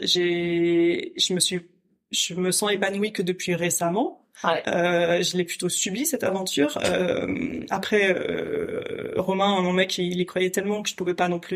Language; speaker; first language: French; native; French